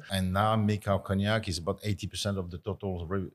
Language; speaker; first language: English; non-native, fluent; French